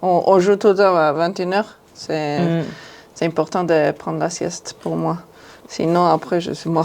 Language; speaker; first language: French; non-native, fluent; Spanish